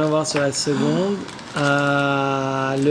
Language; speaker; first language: French; native; French